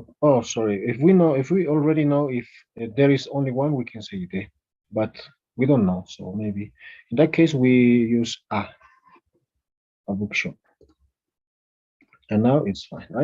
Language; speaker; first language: English; non-native, fluent; Spanish